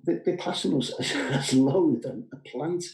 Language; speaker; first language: English; native; English